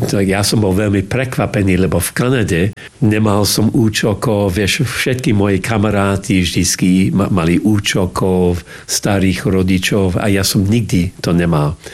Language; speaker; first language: Slovak; early bilingual, heritage; English